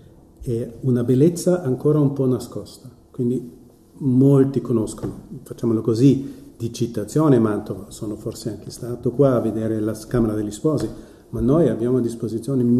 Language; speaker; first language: Italian; non-native, fluent; German